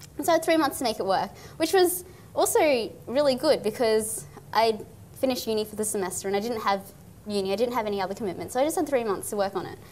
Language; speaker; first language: English; native; English